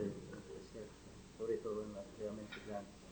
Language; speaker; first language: Spanish; non-native, fluent; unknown